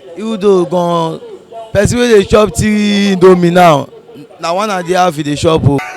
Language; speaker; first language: Nigerian Pidgin; non-native, local second language; Yoruba